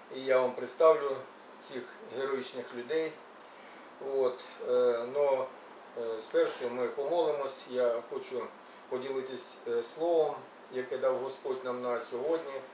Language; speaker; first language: Ukrainian; non-native, local second language; Russian